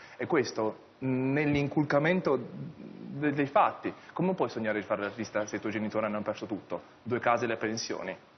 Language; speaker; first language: Italian; early bilingual, other home language; Chinese